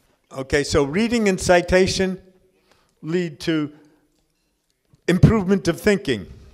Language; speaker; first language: English; native; English